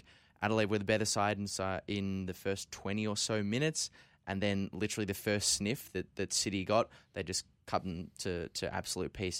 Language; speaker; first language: English; native; English